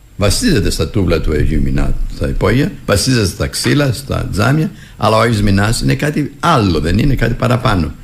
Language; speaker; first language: Greek; native; Greek